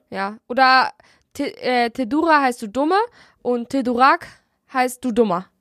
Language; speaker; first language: German; early bilingual, other home language; Russian